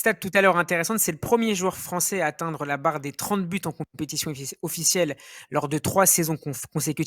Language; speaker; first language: French; native; French